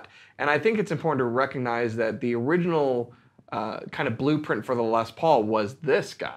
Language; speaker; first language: English; native; English